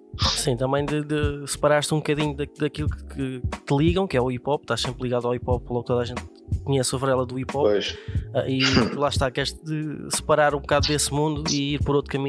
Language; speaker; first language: Portuguese; native; Portuguese